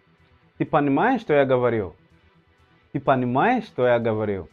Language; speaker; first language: Russian; non-native, fluent; Portuguese